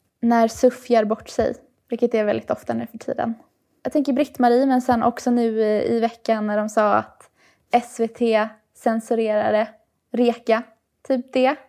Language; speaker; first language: Swedish; early bilingual, other home language; Persian